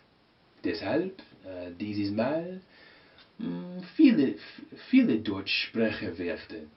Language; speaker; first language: German; non-native, learner; English